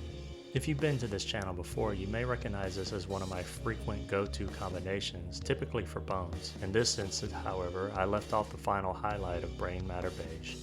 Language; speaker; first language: English; native; English